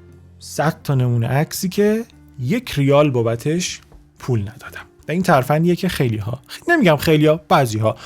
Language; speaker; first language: Persian; native; Persian